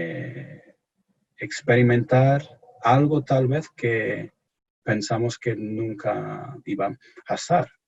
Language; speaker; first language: Spanish; non-native, fluent; English